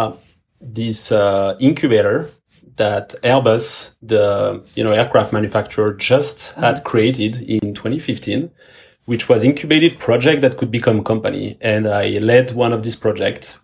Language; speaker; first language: English; non-native, fluent; French